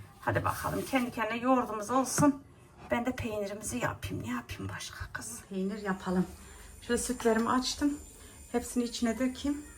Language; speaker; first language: Turkish; native; Turkish